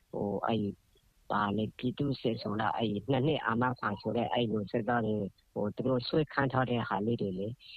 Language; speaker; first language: Burmese; native; Burmese